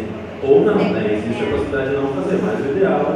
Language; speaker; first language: Portuguese; native; Portuguese